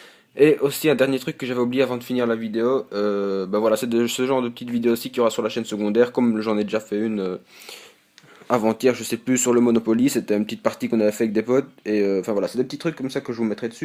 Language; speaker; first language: French; native; French